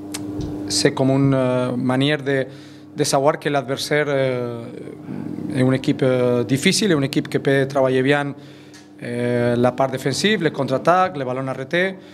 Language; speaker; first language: French; non-native, fluent; Spanish